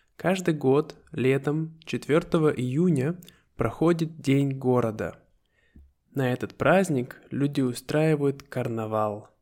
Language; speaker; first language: Russian; native; Russian